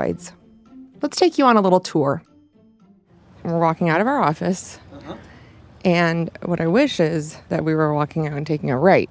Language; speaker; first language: English; native; English